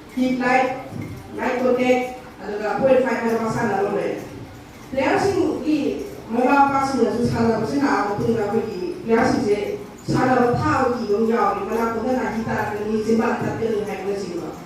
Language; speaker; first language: Manipuri; native; Manipuri